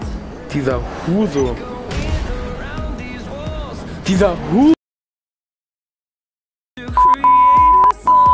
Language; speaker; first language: German; native; German